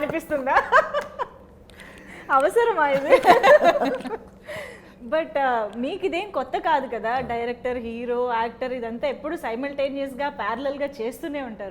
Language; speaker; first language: Telugu; native; Telugu